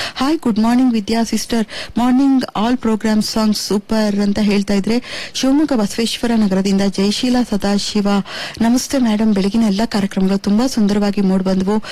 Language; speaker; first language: Kannada; native; Kannada